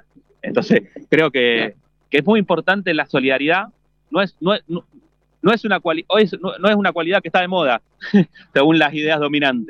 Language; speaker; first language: Spanish; native; Spanish